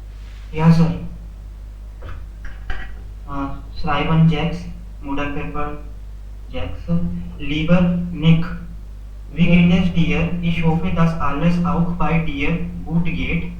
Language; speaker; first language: German; non-native, learner; Hindi